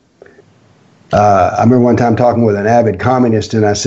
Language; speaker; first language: English; native; English